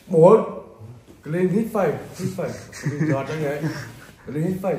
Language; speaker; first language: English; non-native, learner; Vietnamese